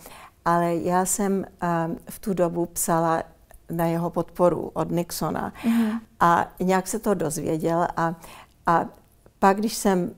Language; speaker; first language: Czech; early bilingual, heritage; Czech